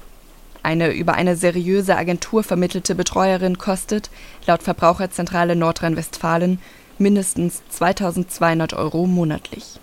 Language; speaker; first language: German; native; German